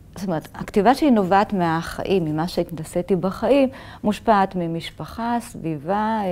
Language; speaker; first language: Hebrew; native; Hebrew